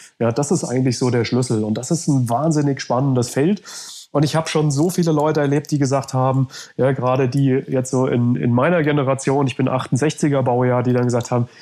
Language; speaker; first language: German; native; German